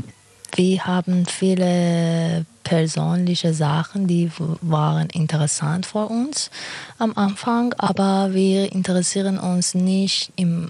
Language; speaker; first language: German; non-native, learner; Persian